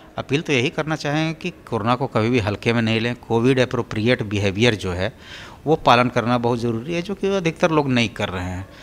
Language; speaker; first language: Hindi; native; Hindi